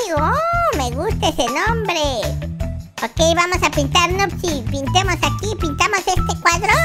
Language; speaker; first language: Spanish; native; Spanish